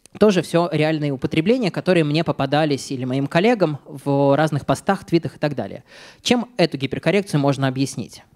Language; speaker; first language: Russian; native; Russian